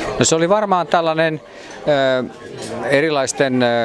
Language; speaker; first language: Finnish; native; Finnish